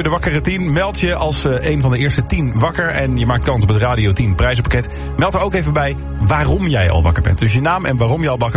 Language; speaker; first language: Dutch; native; Dutch